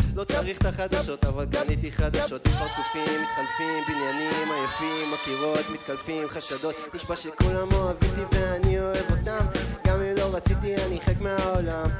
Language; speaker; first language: Hebrew; native; Hebrew